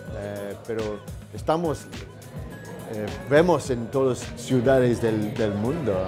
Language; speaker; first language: Spanish; non-native, learner; English